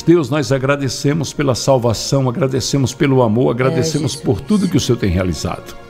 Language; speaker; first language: Portuguese; native; Portuguese